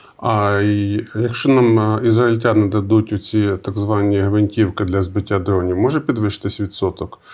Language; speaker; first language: Ukrainian; native; Ukrainian